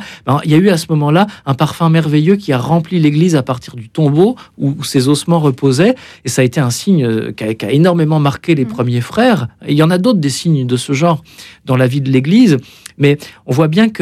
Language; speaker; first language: French; native; French